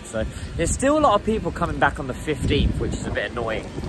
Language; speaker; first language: English; native; English